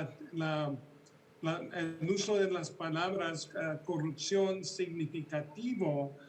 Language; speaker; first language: Spanish; early bilingual, heritage; Spanish